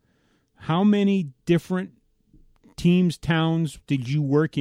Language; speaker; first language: English; native; English